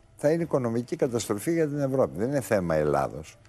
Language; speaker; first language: Greek; native; Greek